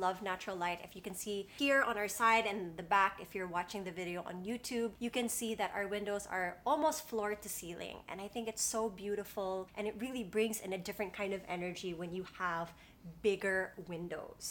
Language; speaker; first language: English; native; English